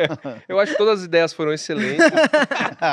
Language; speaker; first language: Portuguese; native; Portuguese